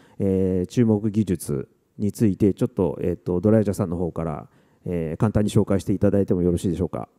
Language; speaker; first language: Japanese; native; Japanese